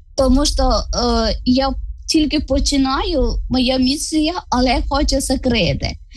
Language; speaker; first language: Ukrainian; non-native, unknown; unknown